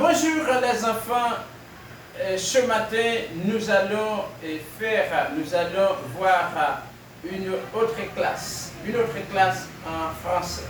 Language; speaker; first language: French; non-native, fluent; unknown